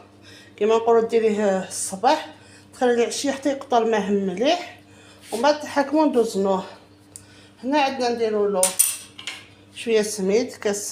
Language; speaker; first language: Arabic; native; Arabic